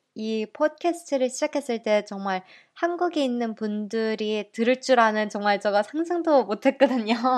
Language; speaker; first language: Korean; early bilingual, heritage; Korean